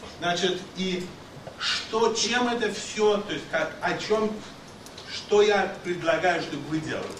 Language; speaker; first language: Russian; native; Russian